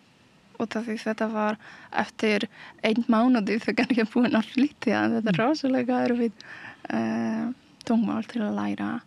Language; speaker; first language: Icelandic; non-native, learner; Polish